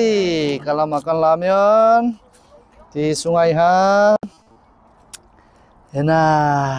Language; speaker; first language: Indonesian; non-native, fluent; Korean